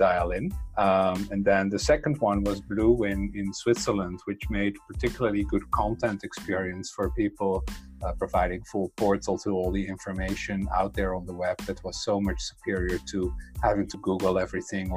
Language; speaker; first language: English; non-native, fluent; Dutch